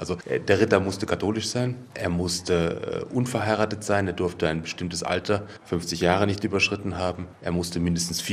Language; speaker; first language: German; native; German